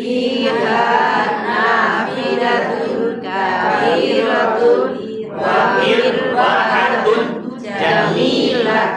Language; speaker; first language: Arabic; non-native, learner; Indonesian